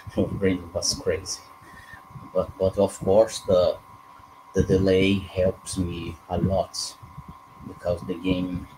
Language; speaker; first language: English; non-native, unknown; Portuguese